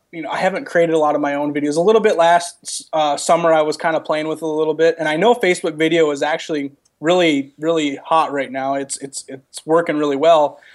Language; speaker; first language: English; native; English